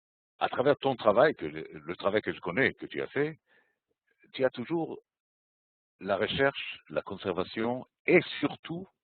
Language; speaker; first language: French; non-native, fluent; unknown